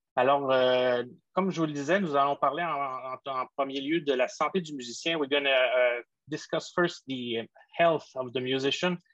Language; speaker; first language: French; native; French